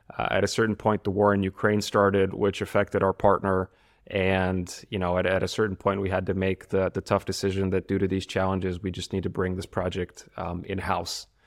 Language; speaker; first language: English; non-native, fluent; Bulgarian